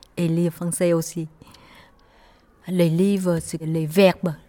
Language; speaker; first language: French; non-native, learner; Vietnamese